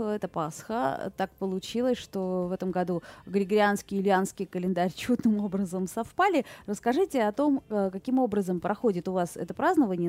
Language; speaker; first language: Russian; native; Russian